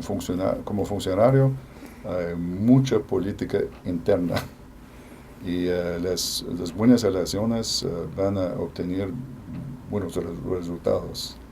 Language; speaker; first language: Spanish; non-native, fluent; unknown